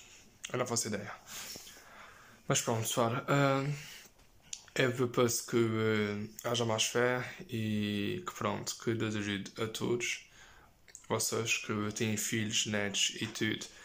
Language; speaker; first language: Portuguese; early bilingual, heritage; Portuguese